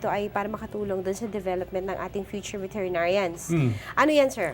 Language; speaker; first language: Filipino; native; Filipino